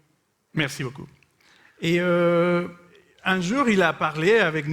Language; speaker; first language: French; non-native, fluent; Spanish